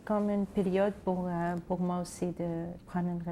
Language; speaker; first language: French; non-native, learner; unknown